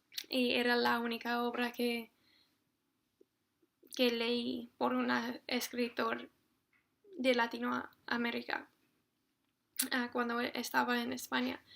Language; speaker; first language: Spanish; non-native, fluent; English